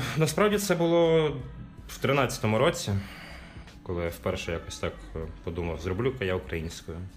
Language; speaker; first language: Ukrainian; non-native, local second language; Russian